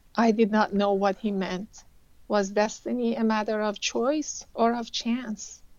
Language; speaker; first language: English; early bilingual, other home language; Persian